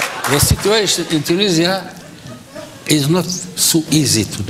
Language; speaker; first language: English; non-native, learner; Arabic